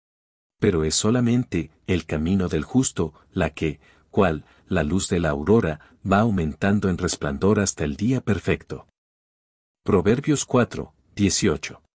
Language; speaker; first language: Spanish; native; Spanish